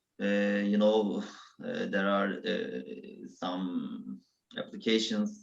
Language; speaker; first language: English; non-native, learner; Turkish